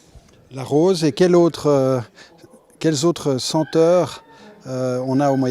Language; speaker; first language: French; native; French